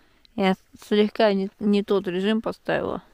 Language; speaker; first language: Russian; native; Russian